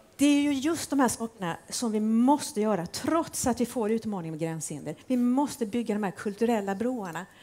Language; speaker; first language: Swedish; native; Swedish